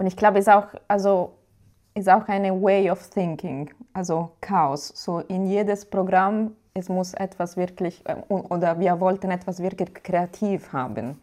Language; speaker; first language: German; non-native, fluent; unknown